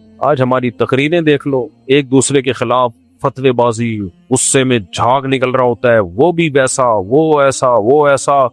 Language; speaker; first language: Urdu; native; Urdu